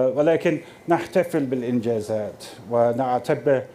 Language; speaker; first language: Arabic; non-native, fluent; English